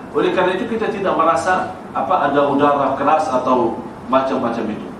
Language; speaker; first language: Malay; non-native, fluent; Arabic